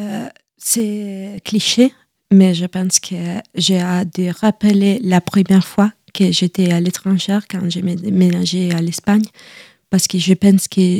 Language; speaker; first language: French; non-native, learner; Italian